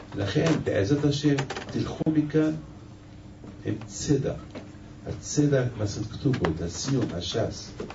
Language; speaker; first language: Hebrew; non-native, fluent; French